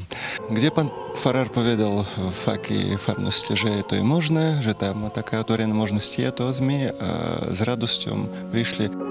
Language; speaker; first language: Slovak; non-native, learner; Russian